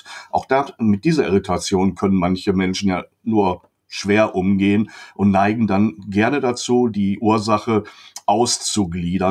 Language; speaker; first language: German; native; German